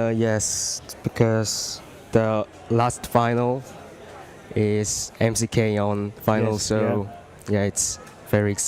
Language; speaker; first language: English; non-native, learner; Korean